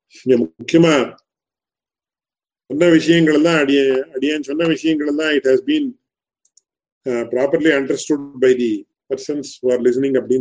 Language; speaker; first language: English; non-native, local second language; Tamil